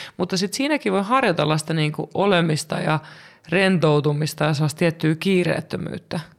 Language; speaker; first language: Finnish; native; Finnish